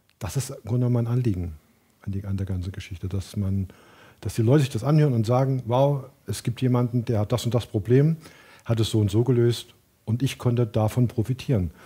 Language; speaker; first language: German; native; German